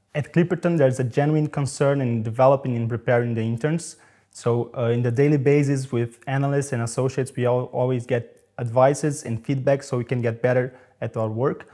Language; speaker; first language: English; non-native, fluent; Portuguese